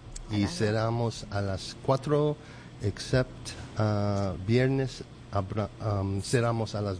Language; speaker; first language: Spanish; non-native, learner; English